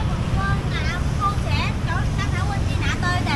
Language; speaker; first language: Chinese; non-native, fluent; Vietnamese